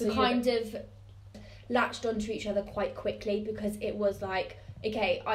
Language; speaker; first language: English; native; English